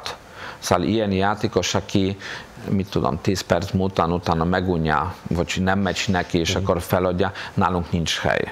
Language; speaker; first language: Hungarian; non-native, fluent; Polish